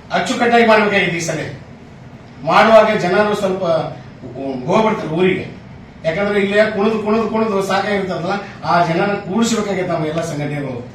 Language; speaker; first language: Kannada; non-native, local second language; Lambadi